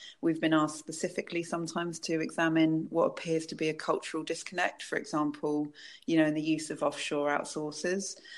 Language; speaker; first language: English; native; English